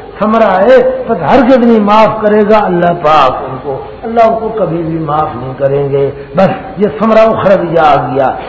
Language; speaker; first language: Urdu; non-native, local second language; Pashto